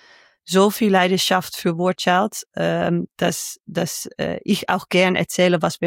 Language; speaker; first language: German; non-native, learner; Dutch